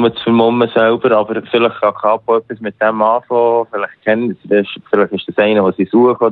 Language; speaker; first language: German; native; German